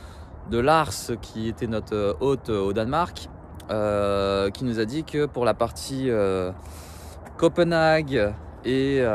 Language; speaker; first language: French; native; French